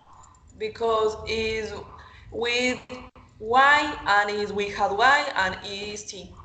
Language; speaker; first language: English; non-native, learner; Spanish